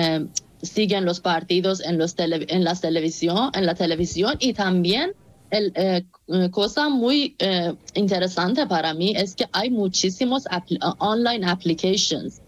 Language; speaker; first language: Spanish; non-native, fluent; Persian